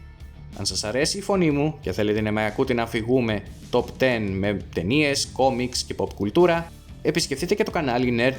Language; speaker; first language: Greek; native; Greek